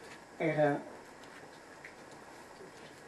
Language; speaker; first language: Spanish; non-native, fluent; French